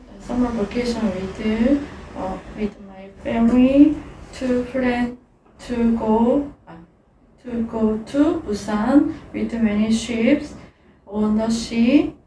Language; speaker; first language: English; non-native, learner; Korean